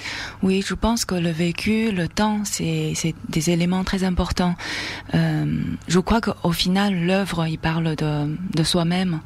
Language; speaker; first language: French; non-native, fluent; Chinese